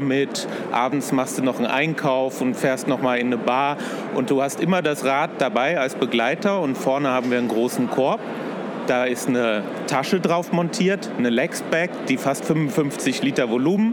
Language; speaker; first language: German; native; German